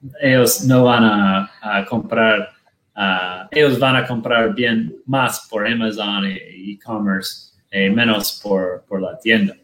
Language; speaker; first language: Spanish; non-native, learner; Portuguese